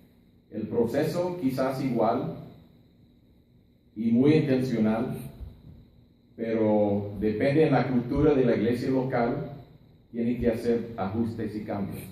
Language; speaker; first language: Spanish; non-native, fluent; English